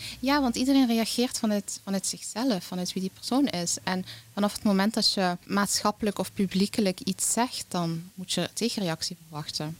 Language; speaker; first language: Dutch; early bilingual, other home language; Arabic